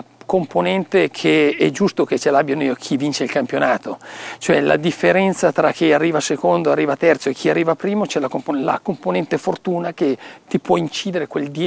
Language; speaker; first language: Italian; native; Italian